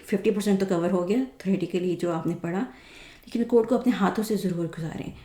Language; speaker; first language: Urdu; native; Urdu